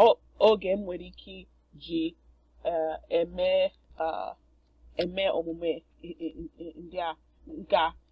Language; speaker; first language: Igbo; non-native, learner; English